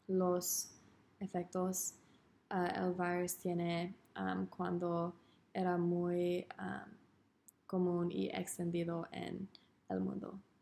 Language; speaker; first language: Spanish; non-native, learner; English